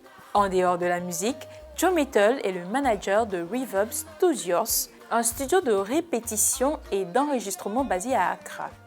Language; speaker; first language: French; native; French